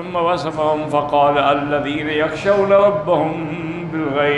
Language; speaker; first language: Arabic; non-native, fluent; Urdu